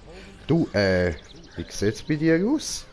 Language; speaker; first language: German; native; German